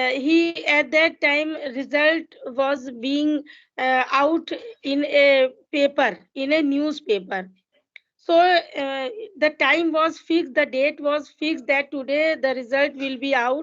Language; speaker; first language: English; non-native, local second language; Hindi